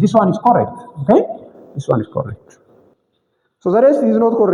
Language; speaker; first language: English; non-native, local second language; Amharic